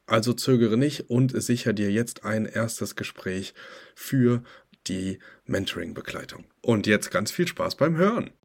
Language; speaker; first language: German; native; German